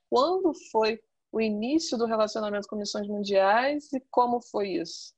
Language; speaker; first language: Portuguese; native; Portuguese